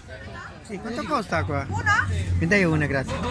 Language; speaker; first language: Italian; non-native, learner; Filipino